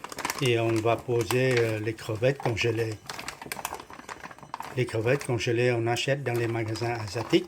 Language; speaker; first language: French; non-native, learner; Vietnamese